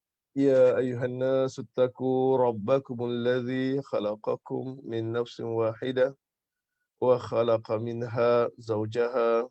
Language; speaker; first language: Arabic; non-native, fluent; Malay